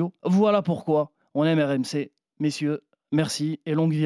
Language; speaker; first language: French; native; French